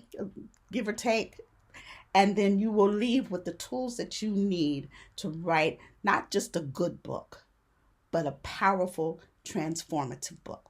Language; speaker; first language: English; native; English